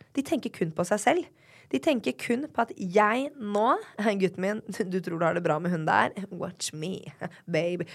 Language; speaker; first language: Norwegian; native; Norwegian